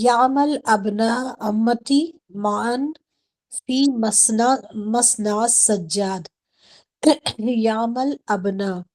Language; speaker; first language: Arabic; non-native, learner; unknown